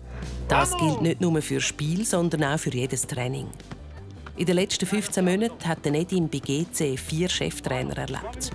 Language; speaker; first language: German; native; German